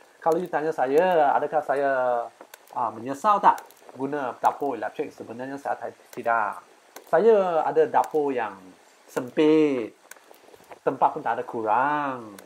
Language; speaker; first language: Malay; non-native, local second language; Chinese